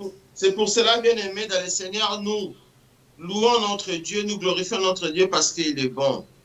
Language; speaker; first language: French; non-native, local second language; Lingala